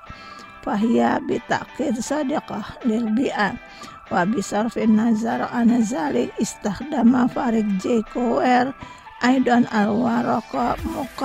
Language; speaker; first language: Arabic; non-native, fluent; Indonesian